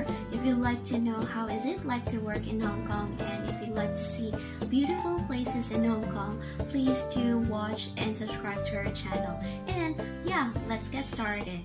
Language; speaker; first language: English; non-native, fluent; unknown